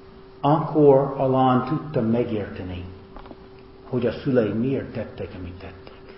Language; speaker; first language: Hungarian; non-native, fluent; English